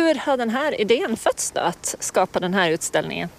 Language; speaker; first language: Swedish; native; Swedish